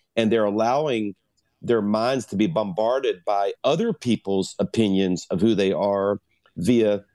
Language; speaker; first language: English; native; English